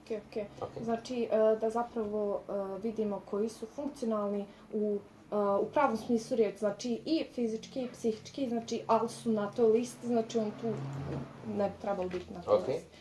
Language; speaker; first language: Bosnian; native; Bosnian